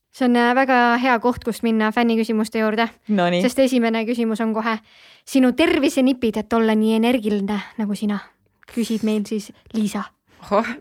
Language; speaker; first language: Estonian; native; Estonian